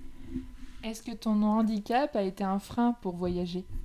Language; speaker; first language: French; native; French